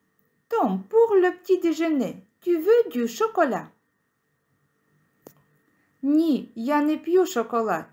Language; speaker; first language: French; non-native, fluent; Ukrainian